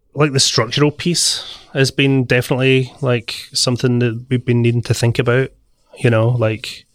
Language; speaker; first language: English; native; English